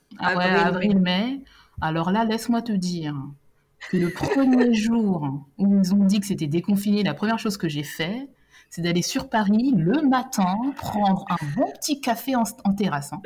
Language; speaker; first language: French; native; French